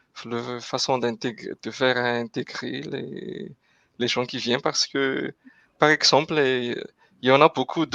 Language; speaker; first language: French; non-native, local second language; Malagasy